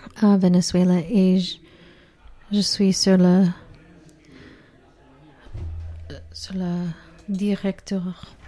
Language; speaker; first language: French; non-native, learner; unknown